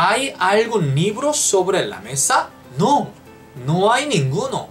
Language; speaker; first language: Spanish; non-native, fluent; Korean